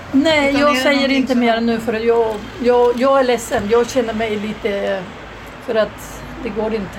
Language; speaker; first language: Swedish; non-native, fluent; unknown